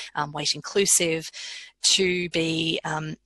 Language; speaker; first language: English; native; English